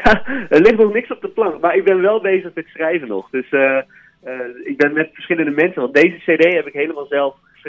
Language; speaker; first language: Dutch; native; Dutch